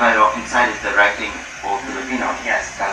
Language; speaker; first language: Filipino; non-native, learner; English